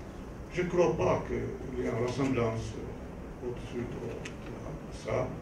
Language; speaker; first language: French; non-native, fluent; Albanian